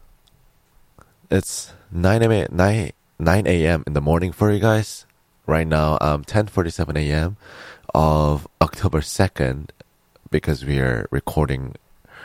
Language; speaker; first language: English; non-native, fluent; Korean